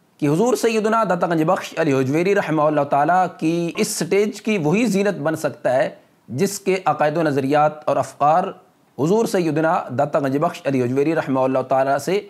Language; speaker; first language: Urdu; non-native, local second language; Punjabi